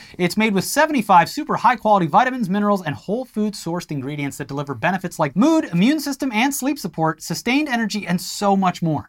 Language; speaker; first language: English; native; English